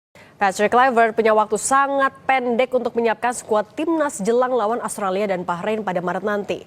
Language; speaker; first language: Indonesian; native; Indonesian